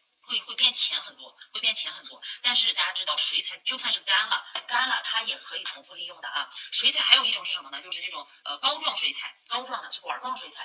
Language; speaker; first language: Chinese; native; Chinese